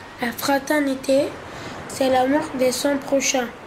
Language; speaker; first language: French; non-native, learner; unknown